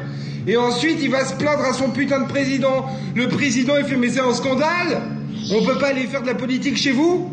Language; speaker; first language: French; native; French